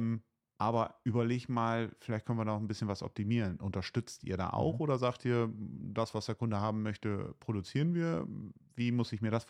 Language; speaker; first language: German; native; German